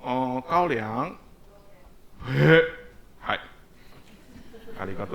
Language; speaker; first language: Japanese; non-native, learner; Chinese